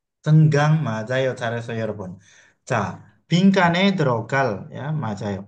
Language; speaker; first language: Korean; non-native, fluent; Indonesian